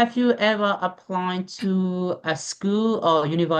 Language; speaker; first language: English; non-native, fluent; Burmese